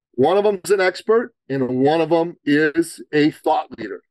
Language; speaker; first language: English; early bilingual, other home language; Persian